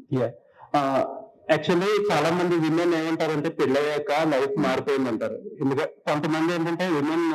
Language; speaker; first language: Telugu; native; Telugu